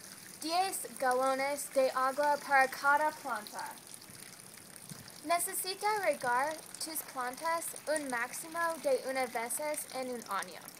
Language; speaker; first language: Spanish; non-native, learner; English